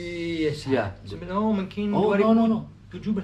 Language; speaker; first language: Indonesian; non-native, learner; English